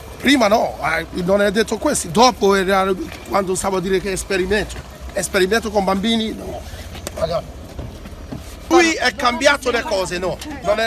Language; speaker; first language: Italian; non-native, learner; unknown